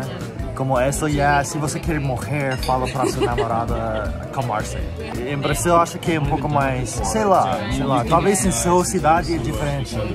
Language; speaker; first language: Portuguese; non-native, learner; English